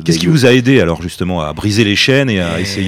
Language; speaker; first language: French; native; French